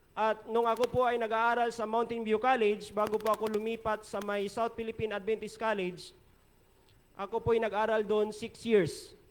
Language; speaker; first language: Filipino; non-native, local second language; Hiligaynon